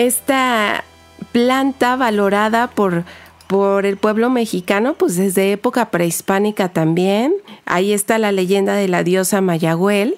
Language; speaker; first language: Spanish; native; Spanish